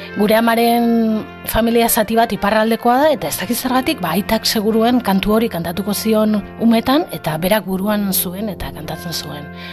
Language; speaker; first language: Basque; non-native, local second language; Spanish